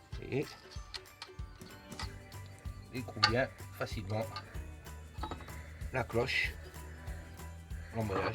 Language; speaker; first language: French; native; French